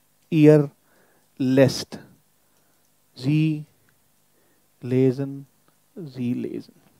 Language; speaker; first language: German; non-native, fluent; Hindi